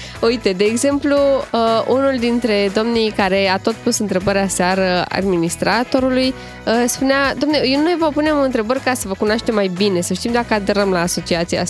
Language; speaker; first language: Romanian; native; Romanian